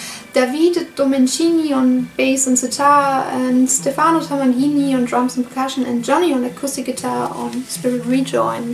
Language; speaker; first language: English; non-native, fluent; German